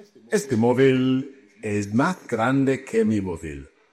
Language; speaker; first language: Spanish; native; Spanish